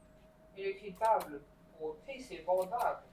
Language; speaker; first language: French; non-native, learner; Chinese